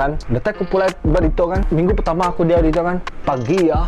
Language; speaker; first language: Malay; native; Malay